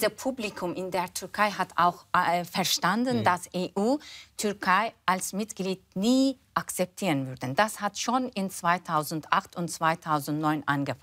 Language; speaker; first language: German; non-native, fluent; Turkish